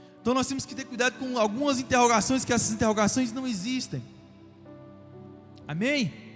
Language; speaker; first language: Portuguese; native; Portuguese